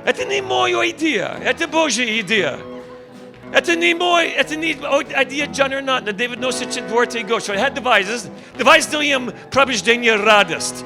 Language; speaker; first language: Russian; non-native, learner; English